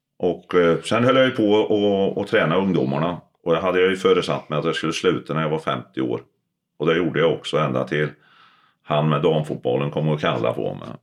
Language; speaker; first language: Swedish; early bilingual, other home language; Finnish